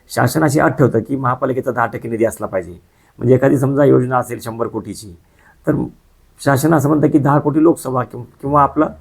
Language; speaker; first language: Marathi; native; Marathi